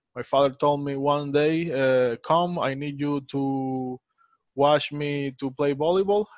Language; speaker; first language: English; non-native, fluent; Spanish